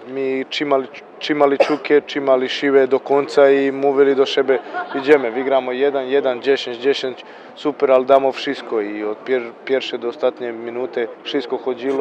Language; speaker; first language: Polish; non-native, learner; Croatian